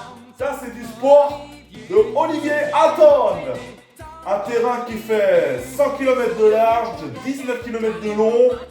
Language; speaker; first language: French; native; French